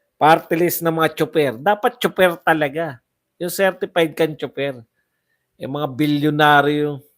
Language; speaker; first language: Filipino; non-native, local second language; Waray